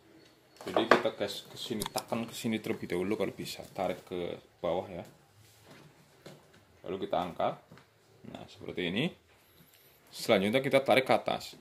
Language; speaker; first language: Indonesian; native; Indonesian